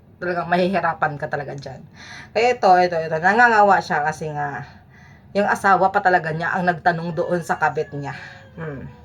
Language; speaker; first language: Filipino; native; Filipino